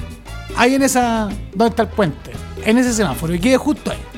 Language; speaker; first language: Spanish; native; Spanish